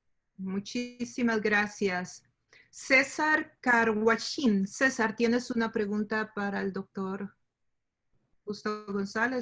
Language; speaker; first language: Spanish; native; Spanish